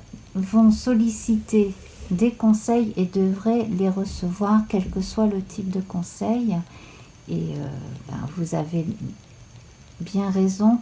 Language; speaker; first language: French; native; French